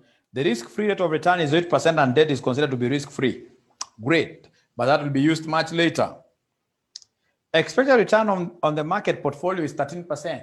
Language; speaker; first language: English; non-native, local second language; Swahili